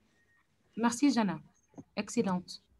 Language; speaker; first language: French; non-native, fluent; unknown